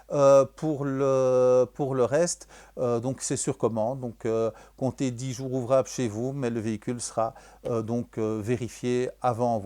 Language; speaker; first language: French; native; French